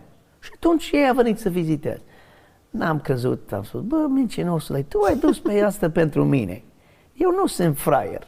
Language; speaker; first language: Romanian; non-native, learner; English